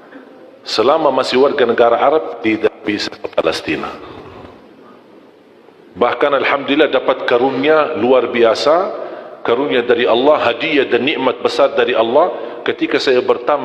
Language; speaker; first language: Indonesian; non-native, fluent; Arabic